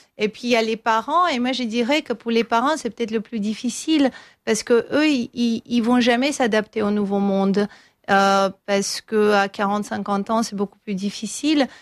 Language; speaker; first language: French; non-native, fluent; Armenian